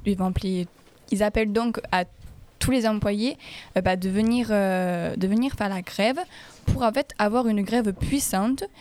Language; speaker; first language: French; native; French